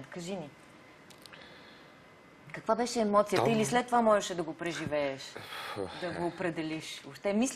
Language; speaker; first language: Bulgarian; native; Bulgarian